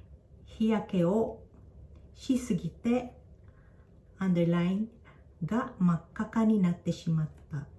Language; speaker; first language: Japanese; non-native, fluent; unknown